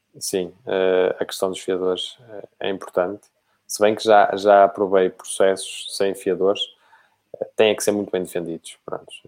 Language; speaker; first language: Portuguese; native; Portuguese